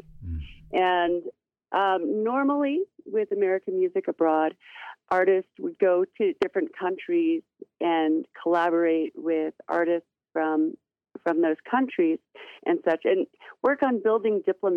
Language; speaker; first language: English; native; English